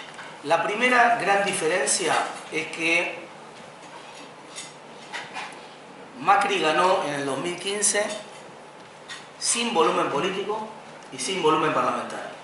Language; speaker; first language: Spanish; native; Spanish